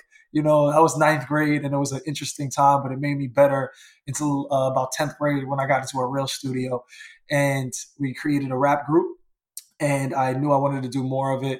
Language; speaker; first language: English; native; English